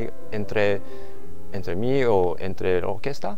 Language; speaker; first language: Spanish; non-native, learner; Japanese